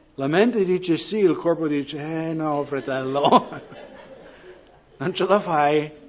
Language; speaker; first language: Italian; non-native, fluent; English